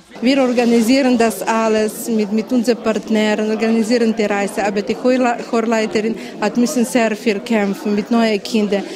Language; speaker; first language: German; non-native, learner; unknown